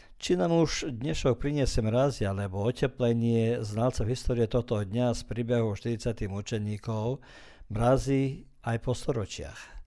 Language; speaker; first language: Slovak; early bilingual, heritage; Slovak